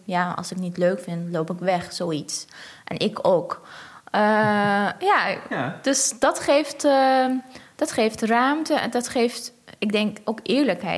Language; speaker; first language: Dutch; non-native, fluent; Persian